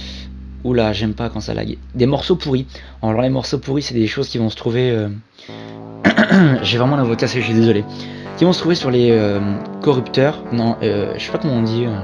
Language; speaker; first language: French; native; French